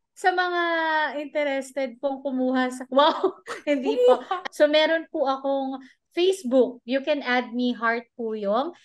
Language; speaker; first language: Filipino; non-native, local second language; Hiligaynon